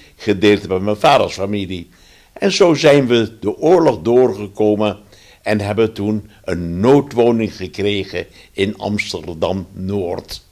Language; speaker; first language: Dutch; early bilingual, other home language; German